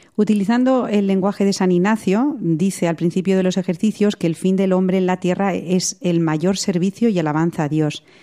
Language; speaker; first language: Spanish; native; Spanish